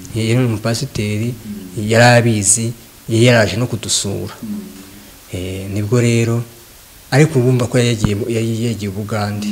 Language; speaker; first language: Kinyarwanda; native; Kinyarwanda